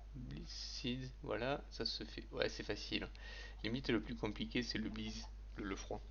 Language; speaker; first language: French; native; French